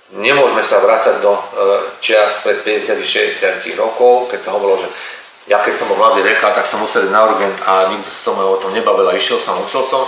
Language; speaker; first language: Slovak; native; Slovak